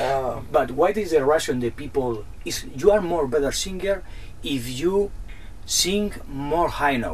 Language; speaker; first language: English; non-native, learner; Spanish